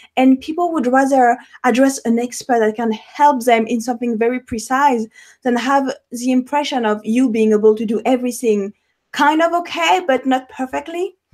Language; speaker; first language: English; non-native, fluent; French